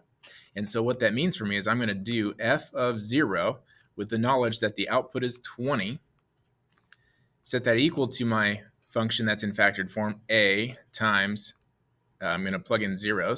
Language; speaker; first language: English; native; English